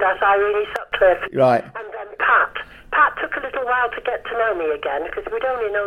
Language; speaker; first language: English; native; English